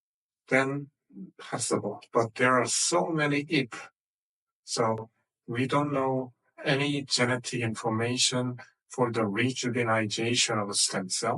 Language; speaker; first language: English; non-native, fluent; Korean